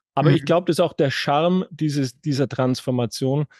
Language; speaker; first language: German; native; German